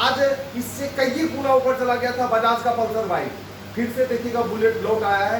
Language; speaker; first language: Hindi; native; Hindi